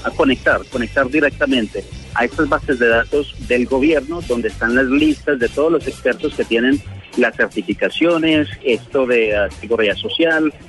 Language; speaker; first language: Spanish; early bilingual, heritage; Spanish